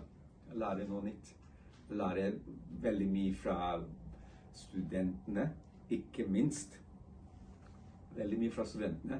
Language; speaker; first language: Norwegian; non-native, fluent; English